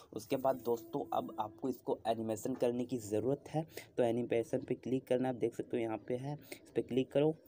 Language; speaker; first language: Hindi; native; Hindi